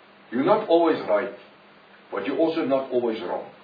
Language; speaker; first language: English; non-native, local second language; Afrikaans